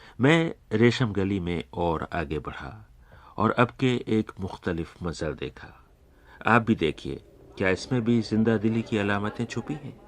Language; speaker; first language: Urdu; native; Urdu